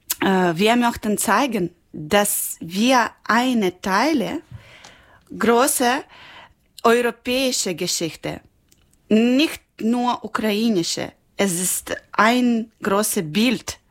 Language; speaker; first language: German; non-native, learner; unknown